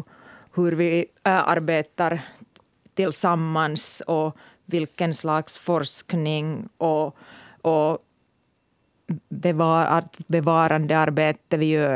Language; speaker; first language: Swedish; non-native, local second language; Finnish